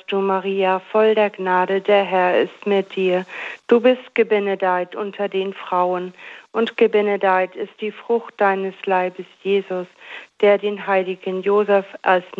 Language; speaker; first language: German; native; German